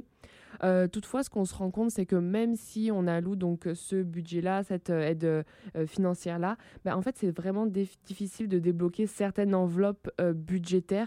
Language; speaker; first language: French; native; French